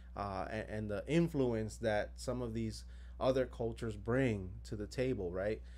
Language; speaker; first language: English; native; English